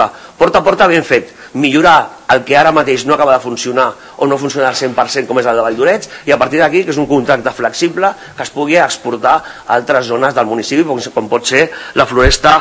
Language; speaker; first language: Catalan; native; Catalan